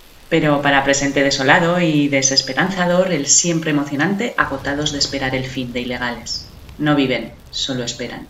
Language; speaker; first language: Spanish; native; Spanish